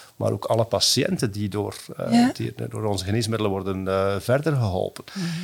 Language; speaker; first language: Dutch; native; Dutch